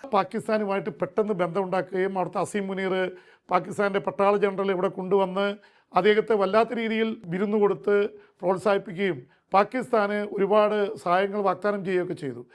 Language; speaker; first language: Malayalam; native; Malayalam